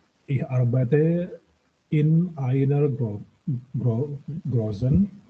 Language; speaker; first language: German; non-native, learner; Indonesian